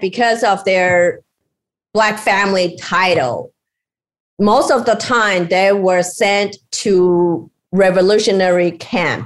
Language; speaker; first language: English; non-native, fluent; Chinese